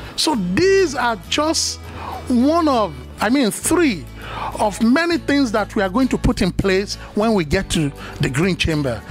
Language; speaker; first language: English; non-native, local second language; Yoruba